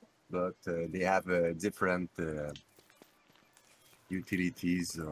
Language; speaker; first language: English; non-native, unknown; French